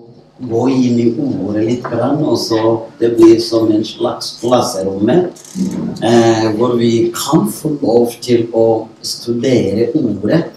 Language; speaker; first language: Norwegian; non-native, fluent; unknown